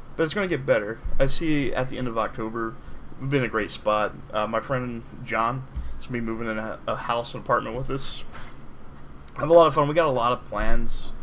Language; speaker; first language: English; native; English